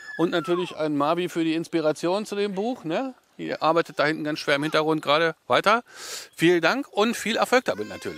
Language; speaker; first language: German; native; German